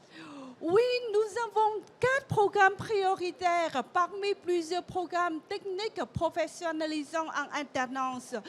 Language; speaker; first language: French; non-native, fluent; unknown